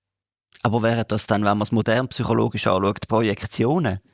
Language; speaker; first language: German; native; German